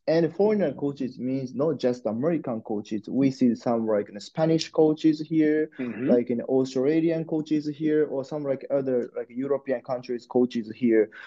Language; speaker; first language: English; non-native, learner; Japanese